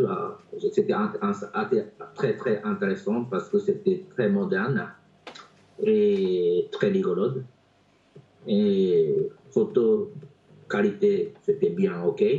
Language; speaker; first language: French; non-native, fluent; Japanese